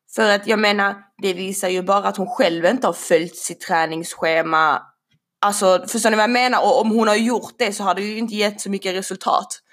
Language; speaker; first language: Swedish; native; Swedish